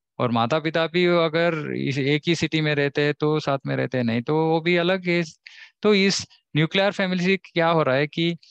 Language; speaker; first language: Hindi; non-native, local second language; Kannada